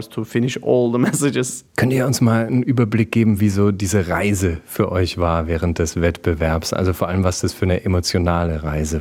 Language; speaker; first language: German; native; German